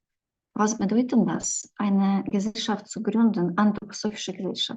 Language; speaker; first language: German; non-native, fluent; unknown